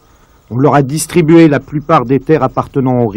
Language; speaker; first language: French; native; French